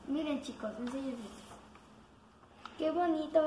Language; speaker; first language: Spanish; native; Spanish